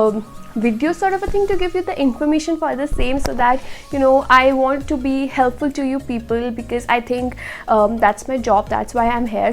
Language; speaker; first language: English; non-native, local second language; Hindi